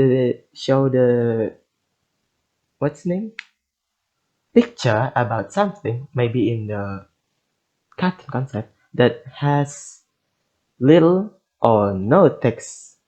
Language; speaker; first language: English; non-native, learner; Indonesian